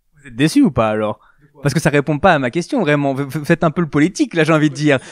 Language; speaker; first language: French; native; French